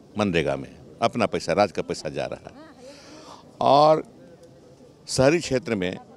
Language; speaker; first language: Hindi; native; Hindi